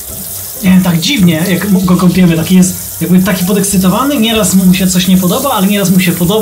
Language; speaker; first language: Polish; native; Polish